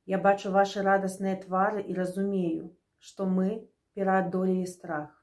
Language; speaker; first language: Belarusian; non-native, local second language; Russian